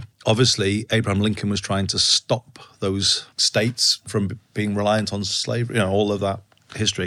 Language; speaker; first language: English; native; English